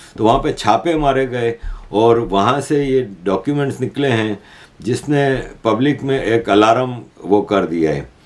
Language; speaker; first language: Urdu; native; Urdu